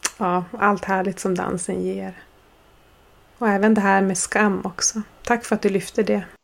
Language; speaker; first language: Swedish; native; Swedish